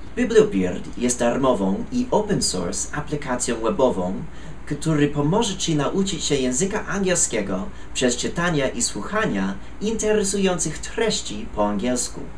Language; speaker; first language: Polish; non-native, fluent; English